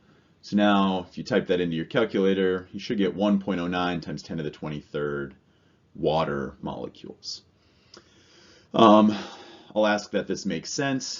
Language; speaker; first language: English; native; English